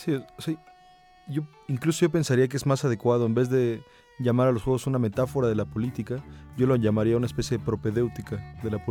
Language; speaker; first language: Spanish; native; Spanish